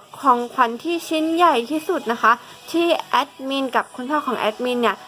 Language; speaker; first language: Thai; native; Thai